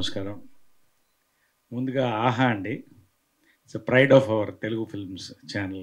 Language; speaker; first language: Telugu; native; Telugu